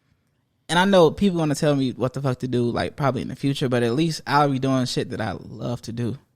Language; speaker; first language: English; native; English